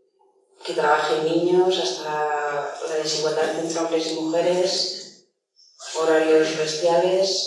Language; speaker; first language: Spanish; native; Spanish